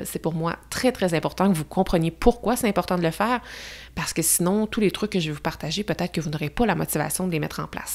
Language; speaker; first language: French; native; French